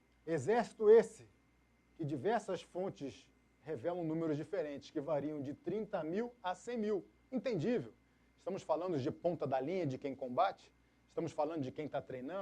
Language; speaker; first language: Portuguese; native; Portuguese